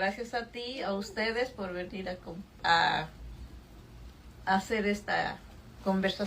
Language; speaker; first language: Spanish; native; Spanish